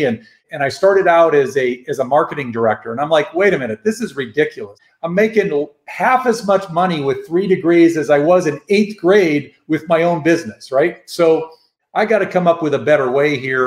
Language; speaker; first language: English; native; English